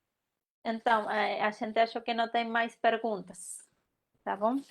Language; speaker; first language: Portuguese; non-native, fluent; Spanish